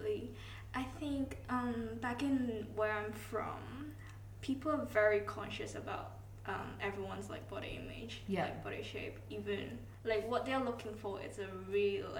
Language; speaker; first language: English; non-native, local second language; Cantonese